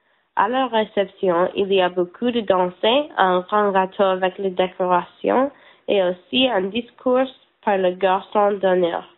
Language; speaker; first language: French; non-native, learner; English